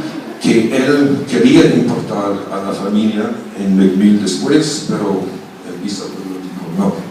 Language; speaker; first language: Spanish; non-native, fluent; German